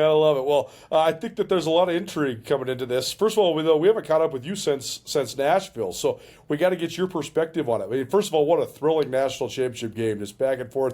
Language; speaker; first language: English; native; English